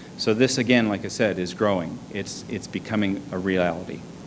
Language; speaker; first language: English; native; English